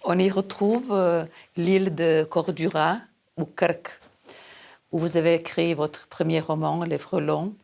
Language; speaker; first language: French; non-native, fluent; Serbian